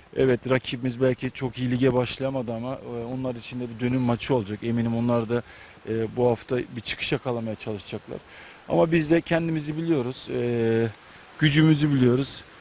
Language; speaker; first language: Turkish; native; Turkish